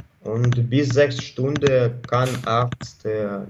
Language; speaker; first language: German; non-native, learner; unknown